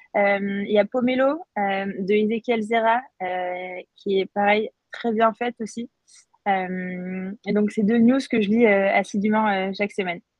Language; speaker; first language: French; native; French